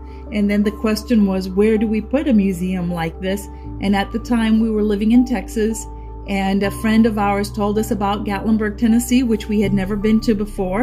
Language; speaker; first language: English; non-native, fluent; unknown